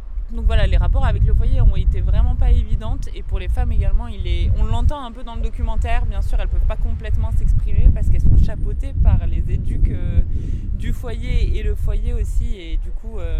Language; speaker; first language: French; native; French